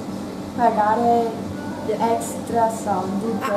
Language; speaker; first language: Italian; non-native, learner; English